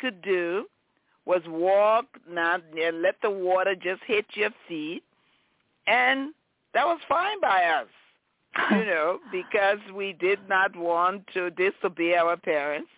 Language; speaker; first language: English; native; English